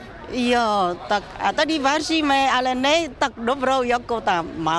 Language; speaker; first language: Czech; non-native, fluent; Vietnamese